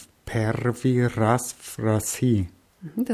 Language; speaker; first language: Russian; non-native, learner; German